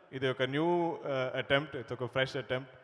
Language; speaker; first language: Telugu; non-native, learner; Malayalam